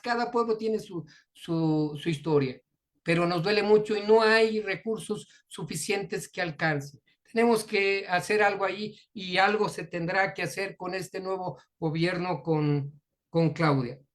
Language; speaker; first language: Spanish; native; Spanish